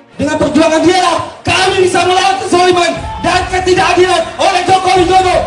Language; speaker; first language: Indonesian; non-native, local second language; Madurese